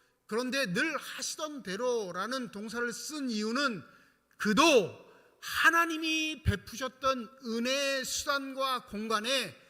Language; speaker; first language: Korean; native; Korean